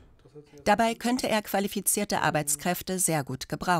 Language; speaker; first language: German; native; German